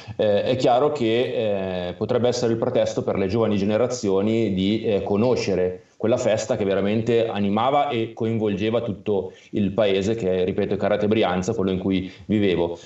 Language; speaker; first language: Italian; native; Italian